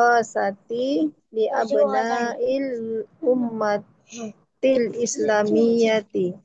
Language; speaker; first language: Arabic; non-native, learner; Indonesian